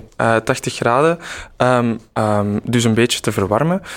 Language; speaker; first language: Dutch; native; Dutch